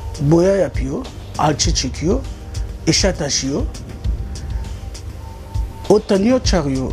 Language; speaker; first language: Turkish; non-native, learner; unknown